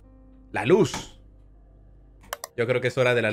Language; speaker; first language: Spanish; native; Spanish